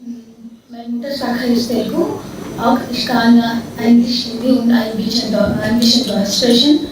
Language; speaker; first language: German; non-native, learner; Telugu